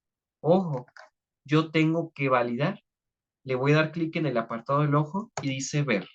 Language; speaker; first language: Spanish; native; Spanish